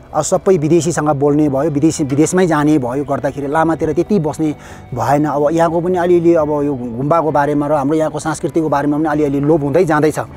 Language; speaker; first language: Nepali; non-native, local second language; Sherpa